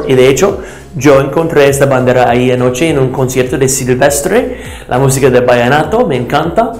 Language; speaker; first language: Spanish; non-native, fluent; English